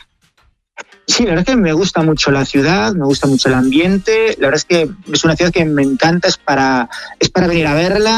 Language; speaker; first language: Spanish; native; Spanish